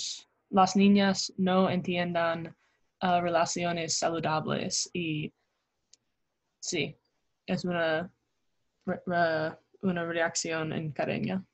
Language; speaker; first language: Spanish; non-native, learner; English